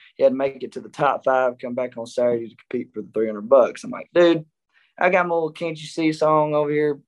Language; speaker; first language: English; native; English